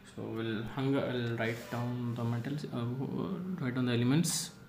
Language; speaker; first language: English; non-native, local second language; Kannada